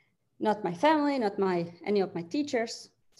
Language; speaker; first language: English; non-native, fluent; Albanian